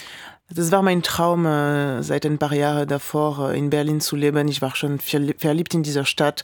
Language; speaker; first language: German; non-native, fluent; French